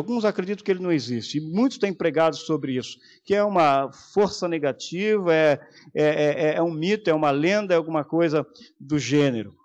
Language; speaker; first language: Portuguese; native; Portuguese